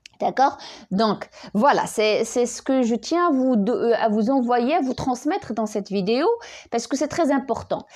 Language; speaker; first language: French; non-native, local second language; Arabic